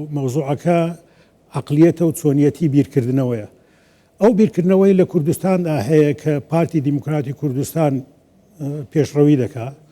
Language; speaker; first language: Central Kurdish; non-native, local second language; Azerbaijani